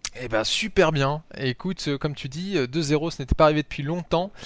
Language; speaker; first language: French; native; French